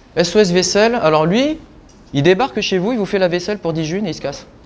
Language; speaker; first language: French; native; French